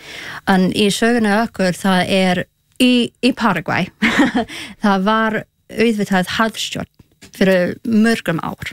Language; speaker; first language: Icelandic; non-native, learner; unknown